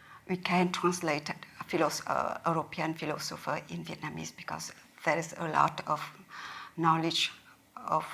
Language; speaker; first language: English; non-native, learner; Vietnamese